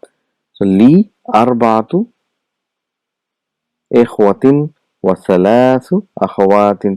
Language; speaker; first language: Arabic; non-native, fluent; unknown